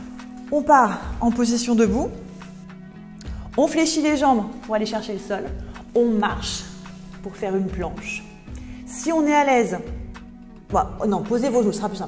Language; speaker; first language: French; native; French